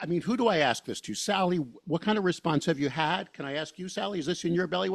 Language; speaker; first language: English; native; English